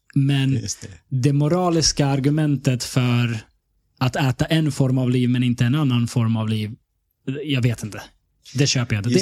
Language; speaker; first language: Swedish; early bilingual, other home language; Bosnian